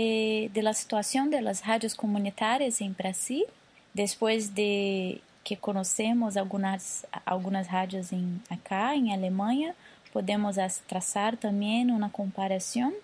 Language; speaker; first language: Spanish; non-native, local second language; Portuguese